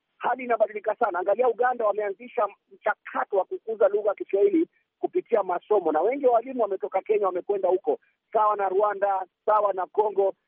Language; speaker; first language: Swahili; native; Swahili